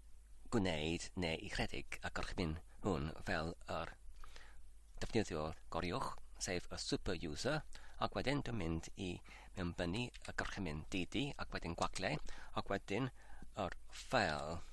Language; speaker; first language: Welsh; non-native, learner; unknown